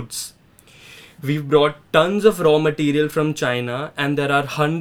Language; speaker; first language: English; non-native, local second language; Hindi